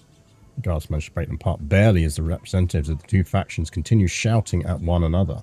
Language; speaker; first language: English; native; English